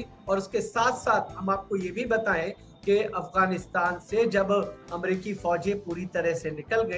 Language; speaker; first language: Hindi; native; Hindi